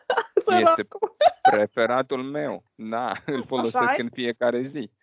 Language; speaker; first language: Romanian; non-native, fluent; Russian